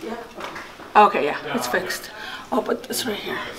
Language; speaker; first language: English; early bilingual, other home language; Spanish